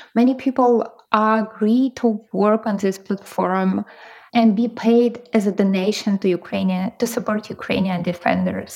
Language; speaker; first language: English; non-native, fluent; Ukrainian